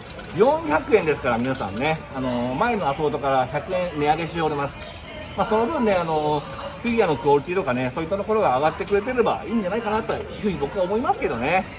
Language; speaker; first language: Japanese; native; Japanese